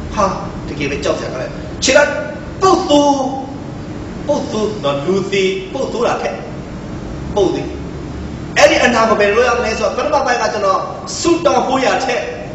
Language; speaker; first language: Burmese; non-native, local second language; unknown